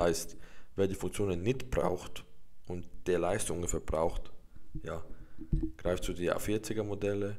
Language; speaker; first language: German; native; German